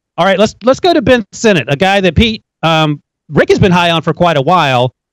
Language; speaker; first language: English; native; English